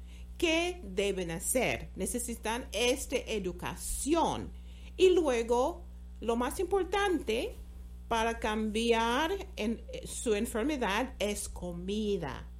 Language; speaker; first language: Spanish; non-native, fluent; English